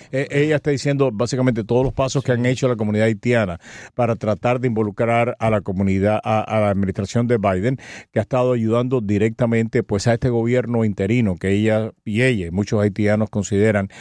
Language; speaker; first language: Spanish; native; Spanish